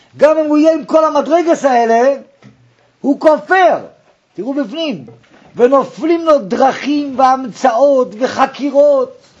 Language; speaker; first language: Hebrew; native; Hebrew